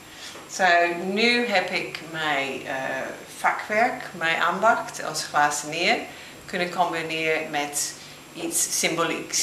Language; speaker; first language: Dutch; non-native, fluent; English